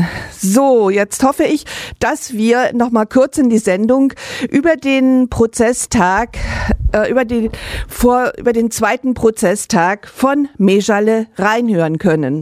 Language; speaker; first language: German; native; German